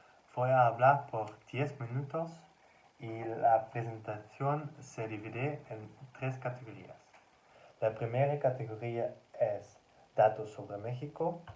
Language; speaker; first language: Spanish; non-native, learner; Dutch